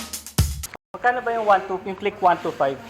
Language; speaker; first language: Filipino; native; Filipino